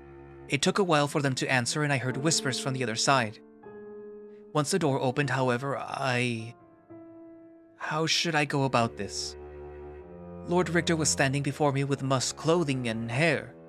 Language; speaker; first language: English; native; English